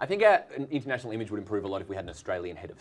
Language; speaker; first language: English; native; English